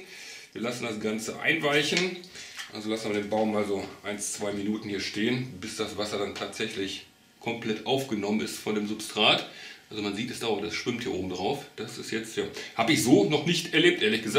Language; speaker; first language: German; native; German